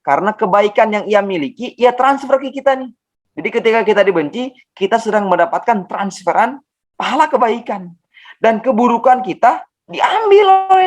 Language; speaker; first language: Indonesian; native; Indonesian